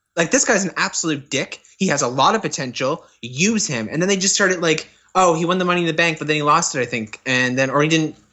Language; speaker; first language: English; native; English